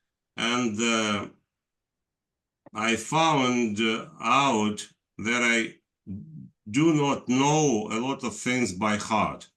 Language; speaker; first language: English; non-native, fluent; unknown